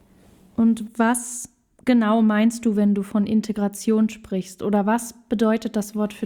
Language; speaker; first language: German; native; German